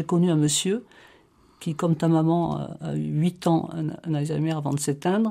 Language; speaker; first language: French; native; French